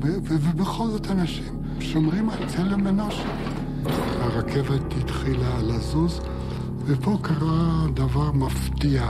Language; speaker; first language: Hebrew; non-native, fluent; Yiddish